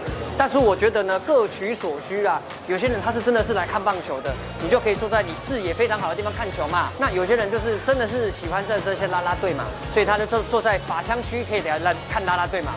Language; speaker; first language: Chinese; native; Chinese